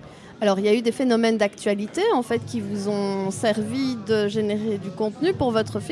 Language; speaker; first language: French; native; French